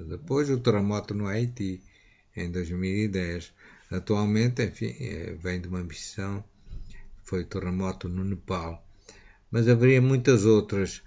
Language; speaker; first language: Portuguese; native; Portuguese